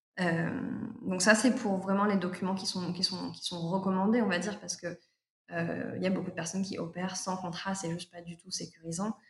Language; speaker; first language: French; native; French